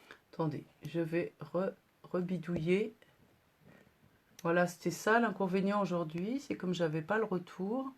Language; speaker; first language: French; native; French